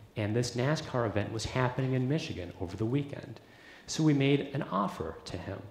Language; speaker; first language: English; native; English